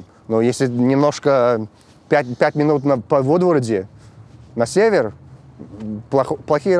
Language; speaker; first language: Russian; early bilingual, heritage; English